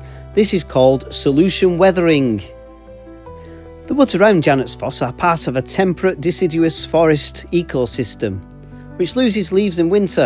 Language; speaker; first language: English; native; English